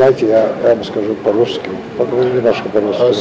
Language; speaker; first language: Russian; non-native, learner; Hebrew